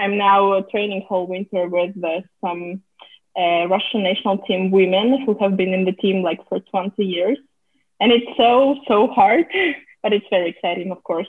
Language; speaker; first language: English; non-native, fluent; Russian